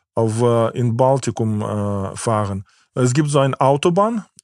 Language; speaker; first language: German; non-native, fluent; Ukrainian